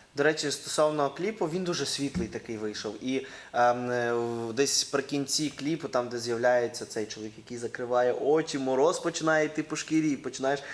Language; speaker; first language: Ukrainian; native; Ukrainian